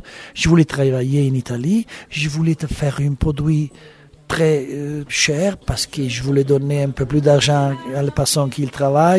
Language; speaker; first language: French; non-native, learner; Italian